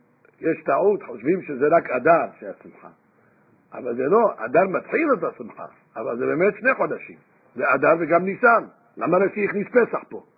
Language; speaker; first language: Hebrew; non-native, fluent; English